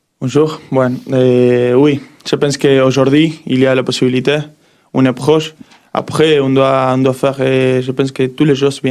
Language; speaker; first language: French; non-native, learner; Spanish